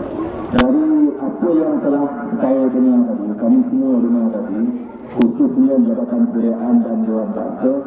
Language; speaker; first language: Malay; native; Malay